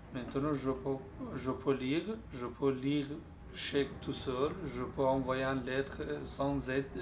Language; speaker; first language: French; non-native, learner; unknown